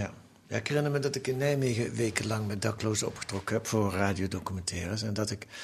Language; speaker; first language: Dutch; native; Dutch